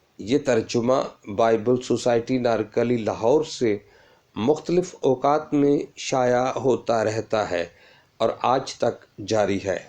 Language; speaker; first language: Urdu; non-native, local second language; Punjabi